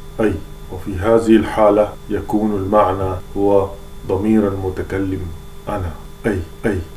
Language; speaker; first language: Arabic; non-native, local second language; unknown